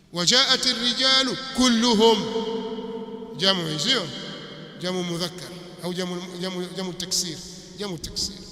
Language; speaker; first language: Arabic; non-native, fluent; Swahili